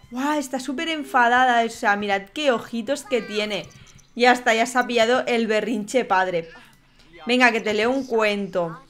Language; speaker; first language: Spanish; native; Spanish